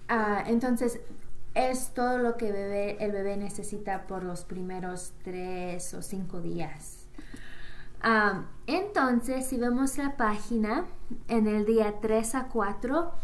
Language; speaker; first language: Spanish; early bilingual, heritage; Spanish